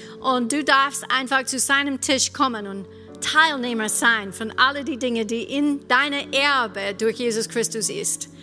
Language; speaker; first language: German; non-native, fluent; English